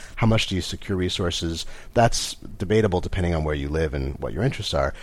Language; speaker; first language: English; native; English